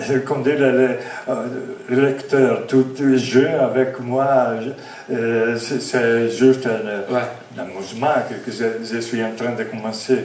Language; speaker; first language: French; non-native, fluent; Italian